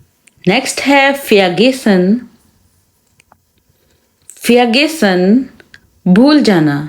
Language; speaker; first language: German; non-native, fluent; Urdu